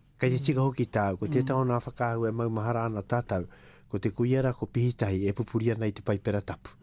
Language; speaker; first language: Māori; native; Māori